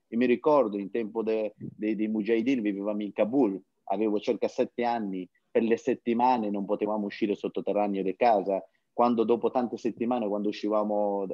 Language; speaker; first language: Italian; non-native, fluent; Persian